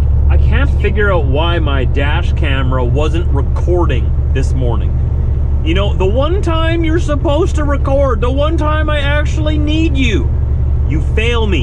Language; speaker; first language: English; native; English